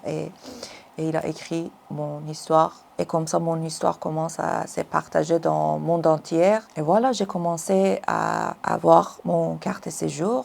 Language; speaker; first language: French; non-native, learner; Persian